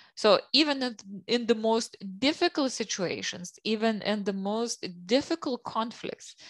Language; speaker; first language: English; non-native, fluent; Lithuanian